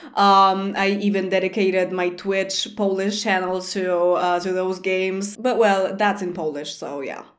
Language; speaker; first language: English; non-native, fluent; Polish